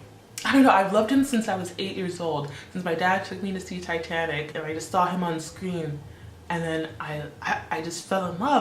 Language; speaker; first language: English; early bilingual, other home language; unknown